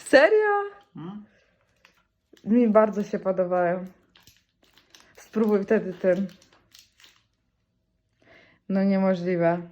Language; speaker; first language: Polish; non-native, learner; Ukrainian